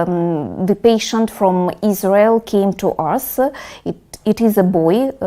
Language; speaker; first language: English; non-native, fluent; Russian